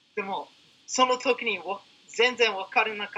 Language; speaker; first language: Japanese; non-native, learner; English